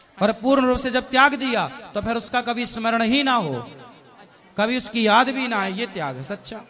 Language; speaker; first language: Hindi; native; Hindi